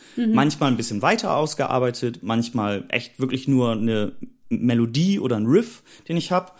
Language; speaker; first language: German; native; German